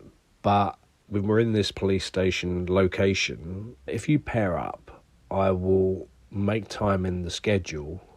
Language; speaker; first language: English; native; English